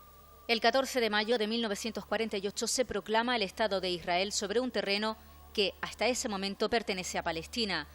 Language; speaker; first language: Spanish; native; Spanish